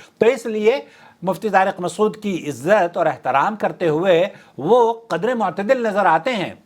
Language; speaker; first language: Urdu; native; Urdu